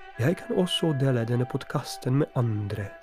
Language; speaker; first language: Norwegian; non-native, fluent; Polish